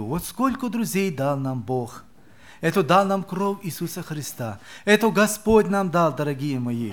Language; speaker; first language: Russian; non-native, local second language; Romany